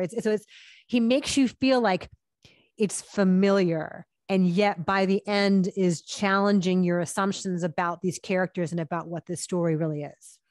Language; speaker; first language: English; native; English